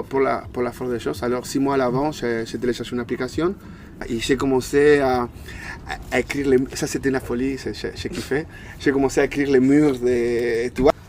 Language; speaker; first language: French; non-native, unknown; Spanish